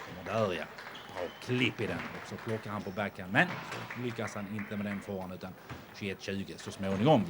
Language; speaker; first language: Swedish; native; Swedish